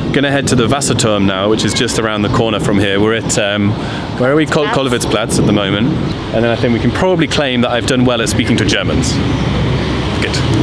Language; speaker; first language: English; native; English